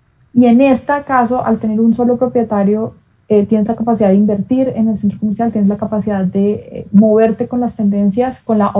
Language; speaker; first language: Spanish; native; Spanish